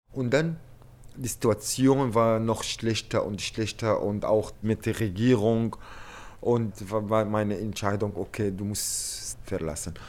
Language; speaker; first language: German; non-native, learner; Arabic